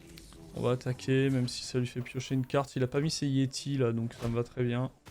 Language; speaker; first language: French; native; French